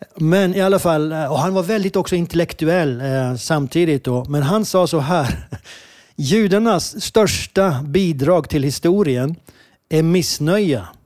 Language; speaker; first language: Swedish; non-native, fluent; Hebrew